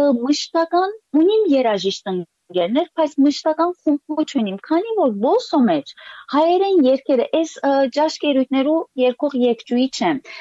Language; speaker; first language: Armenian; early bilingual, heritage; Armenian